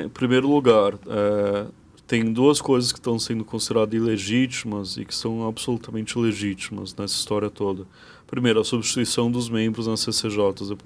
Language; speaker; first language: Portuguese; native; Portuguese